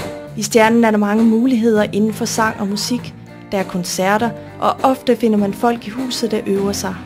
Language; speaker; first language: Danish; native; Danish